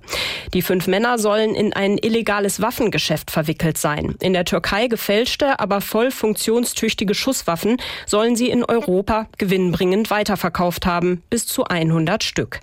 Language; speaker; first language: German; native; German